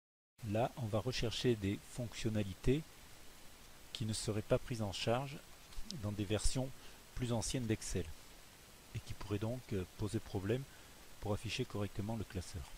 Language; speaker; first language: French; native; French